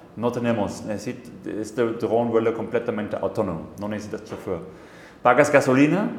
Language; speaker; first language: Spanish; non-native, fluent; German